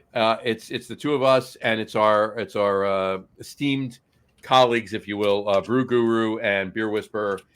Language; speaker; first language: English; native; English